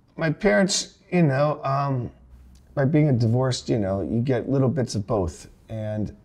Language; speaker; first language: English; native; English